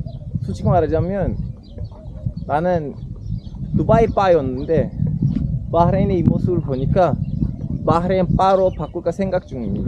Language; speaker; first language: Korean; non-native, fluent; Turkish